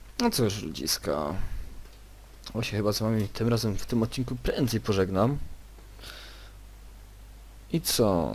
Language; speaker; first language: Polish; native; Polish